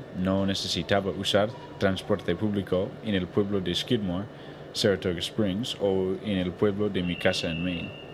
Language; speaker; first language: Spanish; non-native, learner; English